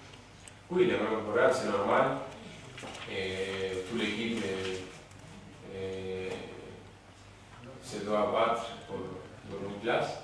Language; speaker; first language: French; non-native, learner; Spanish